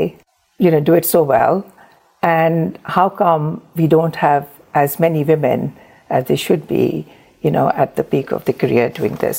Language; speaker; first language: English; non-native, local second language; Urdu